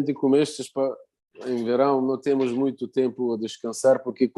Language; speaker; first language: Portuguese; non-native, fluent; Bulgarian